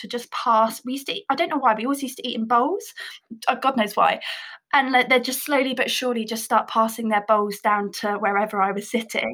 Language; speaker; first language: English; native; English